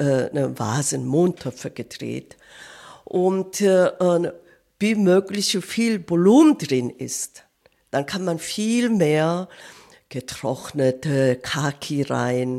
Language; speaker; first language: German; non-native, fluent; Korean